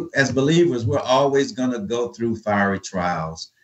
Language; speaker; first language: English; native; English